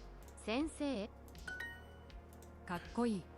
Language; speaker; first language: Japanese; non-native, learner; English